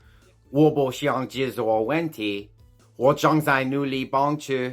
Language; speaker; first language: Chinese; non-native, learner; English